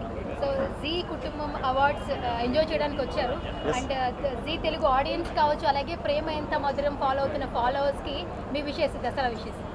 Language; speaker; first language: Telugu; native; Telugu